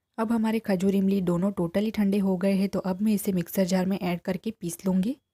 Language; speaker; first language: Hindi; non-native, local second language; Gujarati